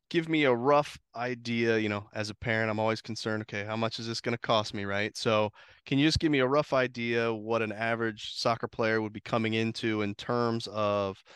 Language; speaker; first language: English; native; English